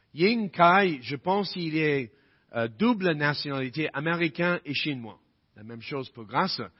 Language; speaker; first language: French; non-native, fluent; English